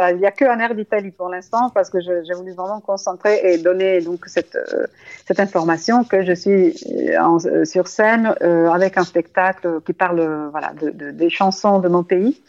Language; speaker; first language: French; non-native, fluent; Italian